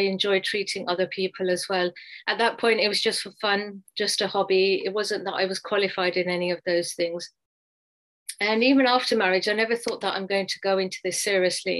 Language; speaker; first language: English; native; English